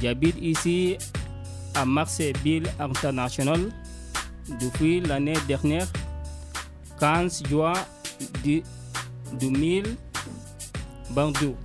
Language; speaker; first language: French; non-native, learner; Portuguese